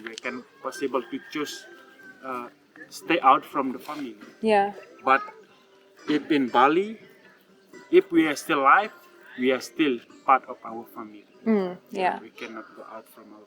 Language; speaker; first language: English; non-native, learner; Indonesian